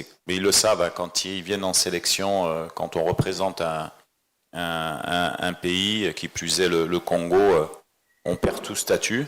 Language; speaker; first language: French; native; French